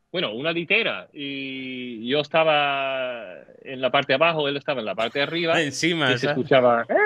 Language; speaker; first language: Spanish; non-native, fluent; English